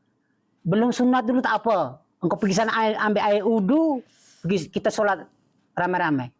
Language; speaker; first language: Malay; non-native, fluent; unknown